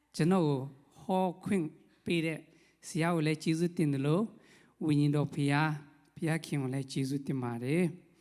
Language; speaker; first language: Burmese; non-native, local second language; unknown